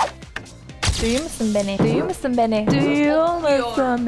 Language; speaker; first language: Turkish; early bilingual, heritage; Turkish